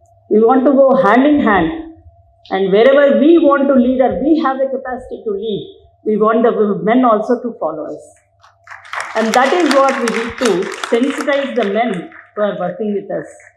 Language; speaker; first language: English; non-native, local second language; Telugu